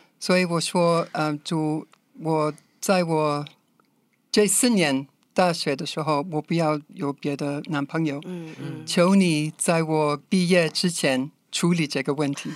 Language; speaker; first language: Chinese; non-native, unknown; English